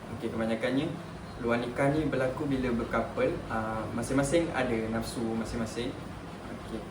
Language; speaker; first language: Malay; native; Malay